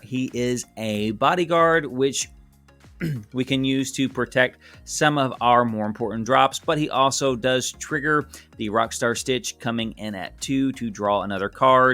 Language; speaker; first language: English; native; English